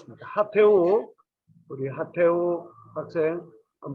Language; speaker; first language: Korean; native; Korean